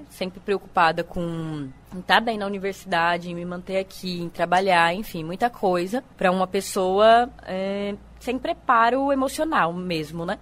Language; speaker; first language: Portuguese; native; Portuguese